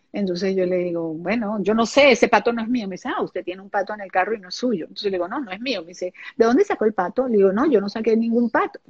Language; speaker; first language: Spanish; non-native, local second language; German